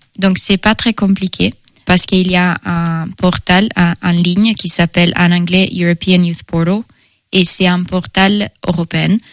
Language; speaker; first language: French; non-native, fluent; Italian